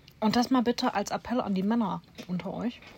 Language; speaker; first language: German; native; German